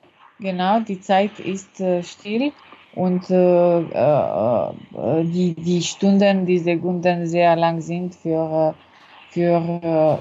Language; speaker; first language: German; non-native, learner; French